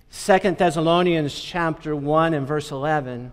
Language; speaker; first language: English; native; English